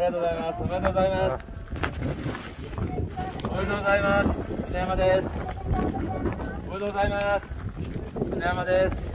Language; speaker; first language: Japanese; native; Japanese